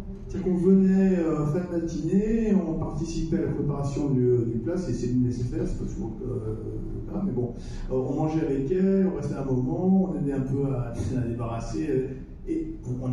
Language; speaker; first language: French; native; French